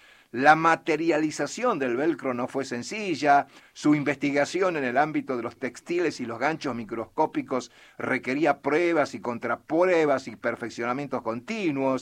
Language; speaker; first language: Spanish; native; Spanish